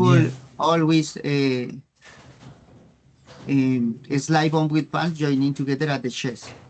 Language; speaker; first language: English; non-native, learner; Spanish